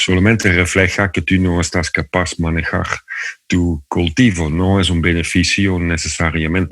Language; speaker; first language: Spanish; non-native, fluent; Dutch